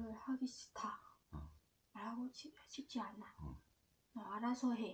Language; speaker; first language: Korean; non-native, learner; Vietnamese